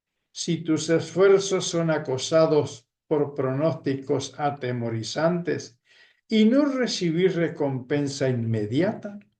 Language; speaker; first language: Spanish; native; Spanish